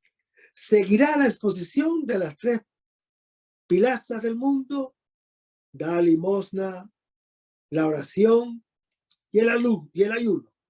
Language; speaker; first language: Spanish; native; Spanish